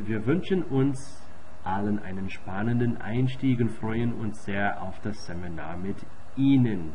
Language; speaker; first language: German; non-native, fluent; English